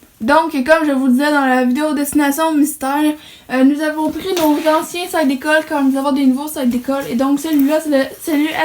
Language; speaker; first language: French; native; French